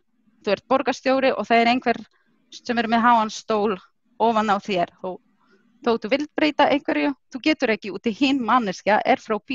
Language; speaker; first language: Icelandic; non-native, fluent; Polish